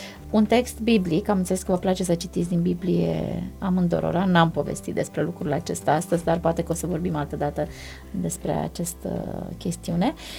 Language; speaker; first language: Romanian; native; Romanian